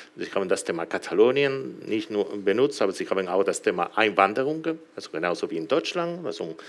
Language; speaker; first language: German; non-native, fluent; Galician